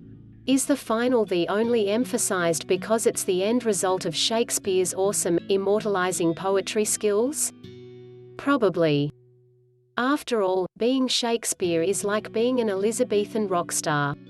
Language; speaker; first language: English; native; English